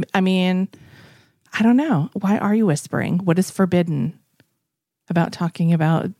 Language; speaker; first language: English; native; English